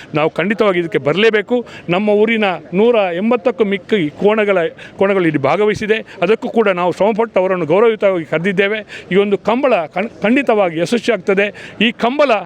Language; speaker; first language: Kannada; non-native, local second language; Tulu